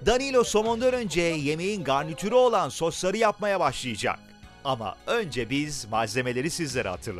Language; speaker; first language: Turkish; native; Turkish